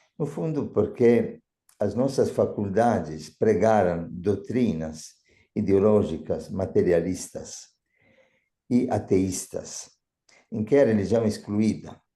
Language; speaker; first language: Portuguese; non-native, fluent; Italian